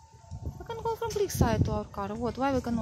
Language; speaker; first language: English; non-native, learner; Russian